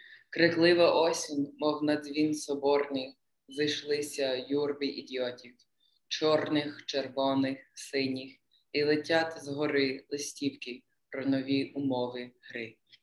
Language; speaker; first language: Ukrainian; non-native, fluent; English